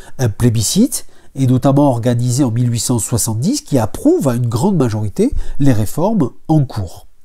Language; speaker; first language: French; native; French